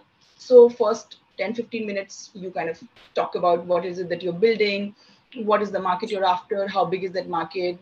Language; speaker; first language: English; non-native, local second language; Hindi